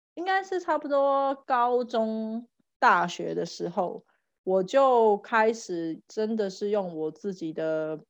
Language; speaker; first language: Chinese; native; Chinese